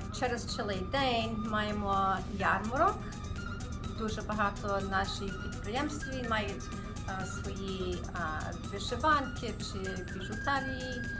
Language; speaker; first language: Ukrainian; early bilingual, heritage; Ukrainian